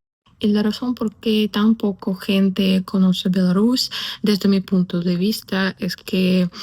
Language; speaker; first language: Spanish; non-native, fluent; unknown